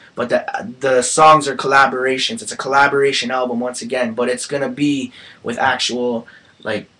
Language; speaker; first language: English; native; English